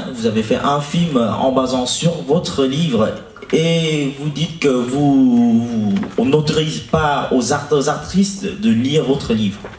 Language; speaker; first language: French; non-native, fluent; Vietnamese